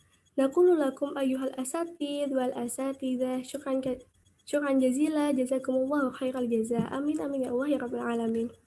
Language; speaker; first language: Arabic; non-native, learner; Indonesian